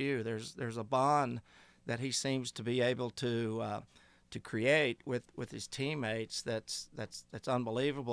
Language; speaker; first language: English; native; English